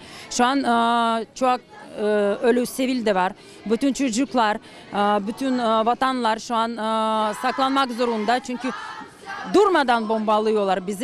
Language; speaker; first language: Turkish; non-native, learner; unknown